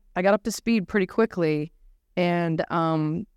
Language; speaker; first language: English; native; English